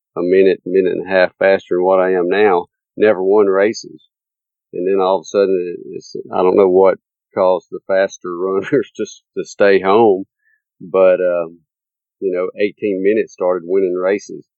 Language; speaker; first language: English; native; English